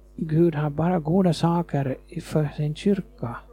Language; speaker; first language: Swedish; non-native, fluent; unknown